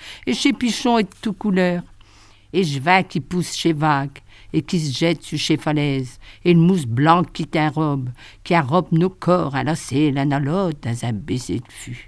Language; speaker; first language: French; native; French